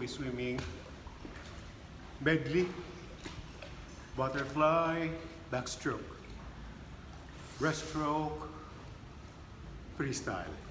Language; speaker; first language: English; non-native, local second language; Filipino